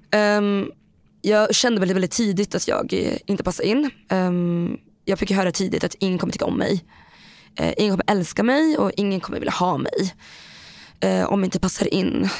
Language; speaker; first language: Swedish; native; Swedish